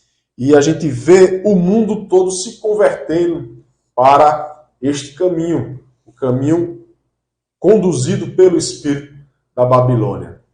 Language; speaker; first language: Portuguese; native; Portuguese